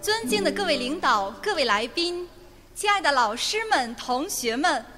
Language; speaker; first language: Chinese; native; Chinese